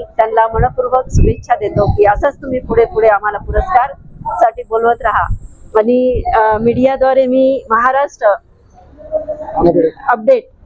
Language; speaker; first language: Marathi; native; Marathi